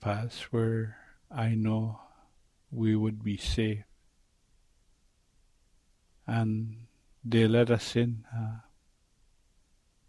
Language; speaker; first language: English; non-native, fluent; Cree